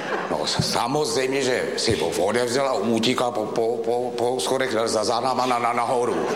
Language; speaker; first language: Czech; native; Czech